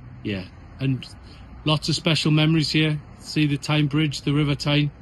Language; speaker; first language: English; native; English